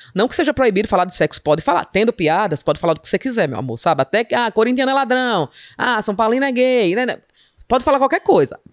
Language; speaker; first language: Portuguese; native; Portuguese